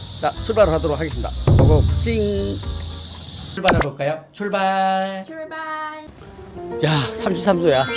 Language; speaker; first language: Korean; native; Korean